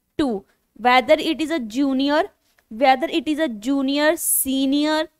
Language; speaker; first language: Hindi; non-native, local second language; Punjabi